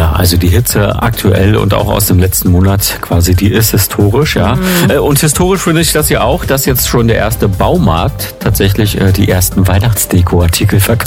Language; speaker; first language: German; native; German